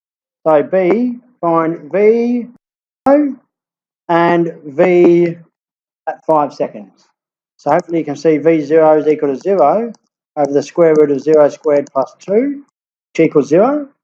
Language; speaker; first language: English; native; English